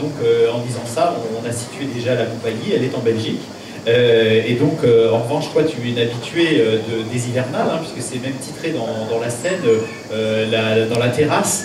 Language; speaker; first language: French; native; French